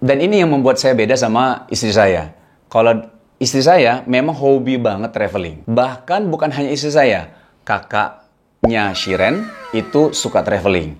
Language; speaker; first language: Indonesian; native; Indonesian